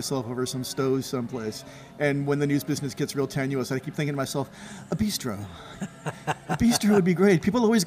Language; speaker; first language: English; native; English